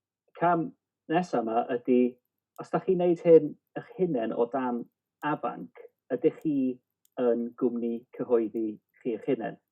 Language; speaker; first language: Welsh; native; Welsh